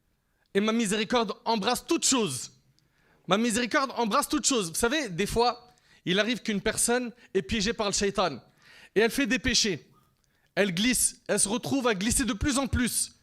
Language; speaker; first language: French; native; French